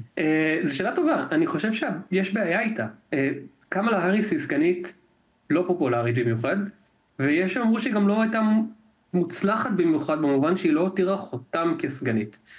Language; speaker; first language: Hebrew; native; Hebrew